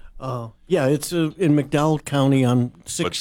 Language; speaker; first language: English; native; English